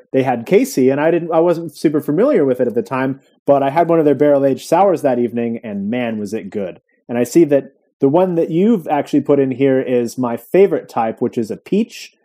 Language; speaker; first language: English; native; English